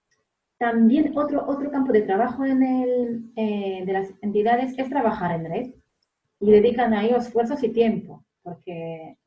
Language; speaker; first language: Spanish; non-native, fluent; Polish